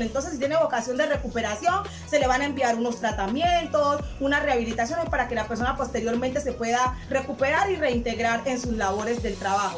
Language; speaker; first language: Spanish; native; Spanish